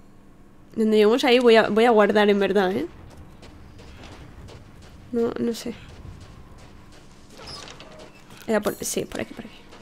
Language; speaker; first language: Spanish; native; Spanish